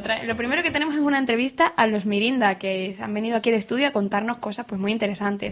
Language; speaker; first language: Spanish; native; Spanish